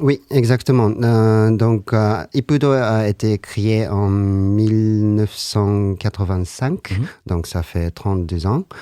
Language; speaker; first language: French; non-native, learner; Japanese